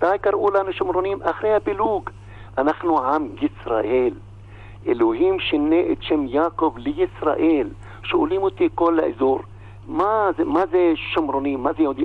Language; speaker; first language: Hebrew; non-native, local second language; Arabic